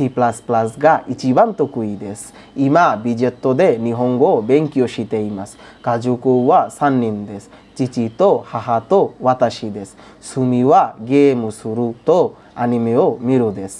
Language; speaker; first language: Japanese; non-native, learner; Bangla